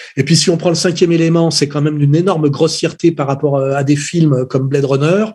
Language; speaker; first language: French; native; French